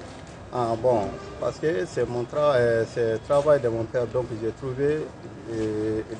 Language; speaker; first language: French; non-native, learner; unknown